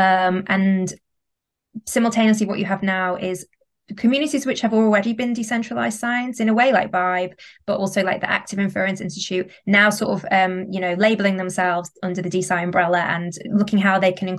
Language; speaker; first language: English; native; English